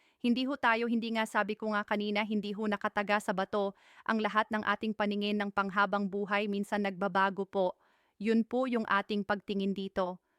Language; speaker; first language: Filipino; native; Filipino